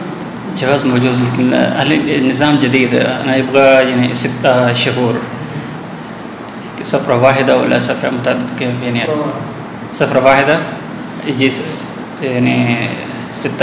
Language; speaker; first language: Arabic; non-native, learner; Urdu